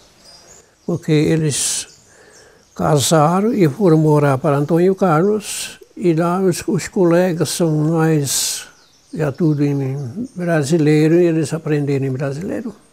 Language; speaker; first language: Portuguese; non-native, local second language; German